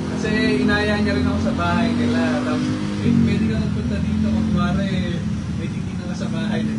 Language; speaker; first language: Filipino; native; Filipino